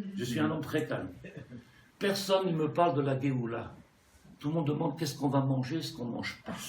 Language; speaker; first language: French; native; French